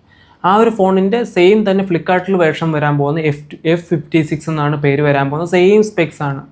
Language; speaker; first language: Malayalam; native; Malayalam